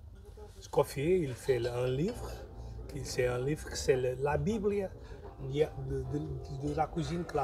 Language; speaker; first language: French; non-native, learner; Portuguese